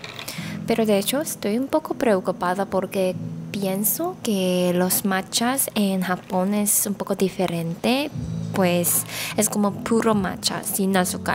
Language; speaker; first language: Spanish; non-native, fluent; Korean